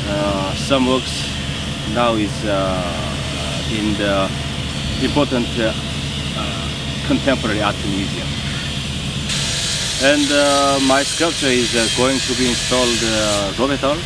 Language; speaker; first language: English; non-native, learner; Korean